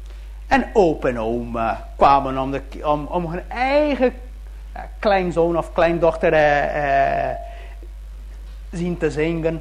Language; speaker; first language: Dutch; early bilingual, heritage; Dutch